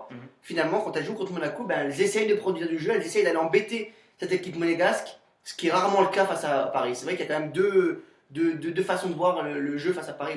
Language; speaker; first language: French; native; French